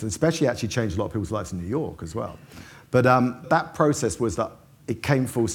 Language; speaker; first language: English; native; English